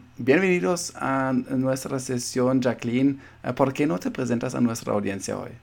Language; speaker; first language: Spanish; non-native, fluent; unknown